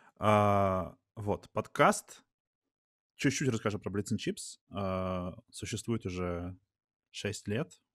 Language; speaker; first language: Russian; native; Russian